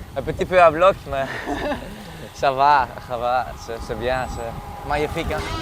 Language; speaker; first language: French; non-native, learner; Dutch